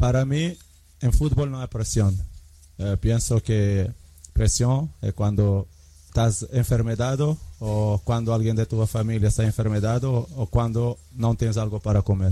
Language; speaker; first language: Portuguese; non-native, local second language; Kabuverdianu